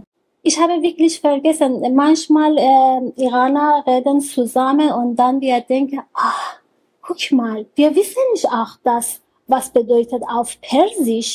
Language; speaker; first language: German; non-native, learner; Persian